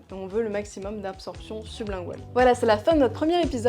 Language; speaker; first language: French; native; French